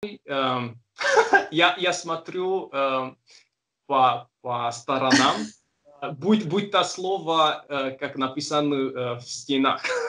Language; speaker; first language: Russian; non-native, learner; Hungarian